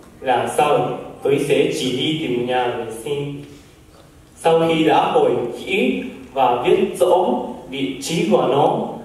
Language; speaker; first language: Vietnamese; non-native, learner; Japanese